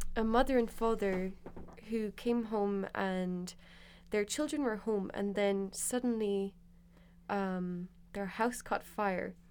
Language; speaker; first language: English; native; English